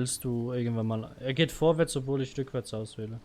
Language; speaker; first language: German; native; German